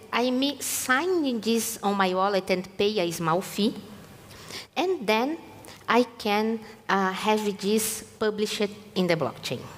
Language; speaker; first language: English; non-native, fluent; Portuguese